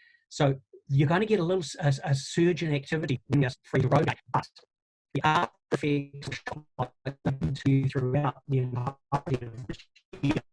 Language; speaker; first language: English; native; English